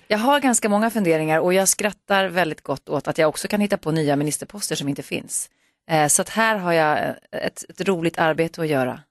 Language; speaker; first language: Swedish; native; Swedish